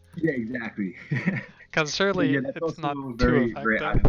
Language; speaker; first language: English; native; English